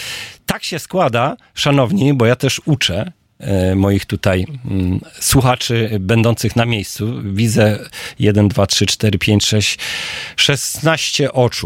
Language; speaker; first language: Polish; native; Polish